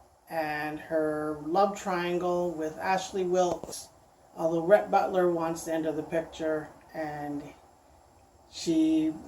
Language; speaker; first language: English; native; English